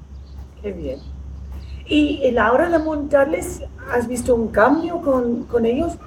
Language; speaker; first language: Spanish; non-native, fluent; English